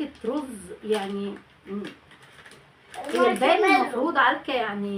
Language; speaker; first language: Arabic; native; Arabic